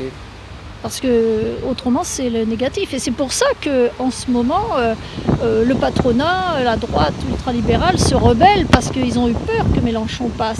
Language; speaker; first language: French; native; French